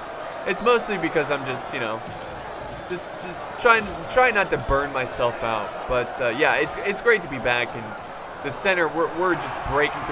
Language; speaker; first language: English; native; English